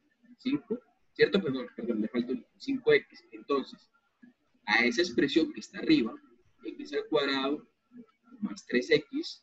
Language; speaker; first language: Spanish; native; Spanish